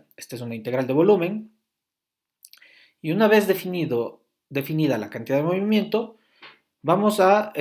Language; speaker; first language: Spanish; native; Spanish